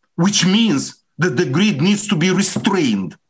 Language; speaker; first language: English; non-native, fluent; Russian